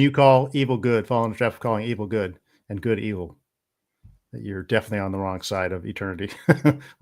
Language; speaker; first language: English; native; English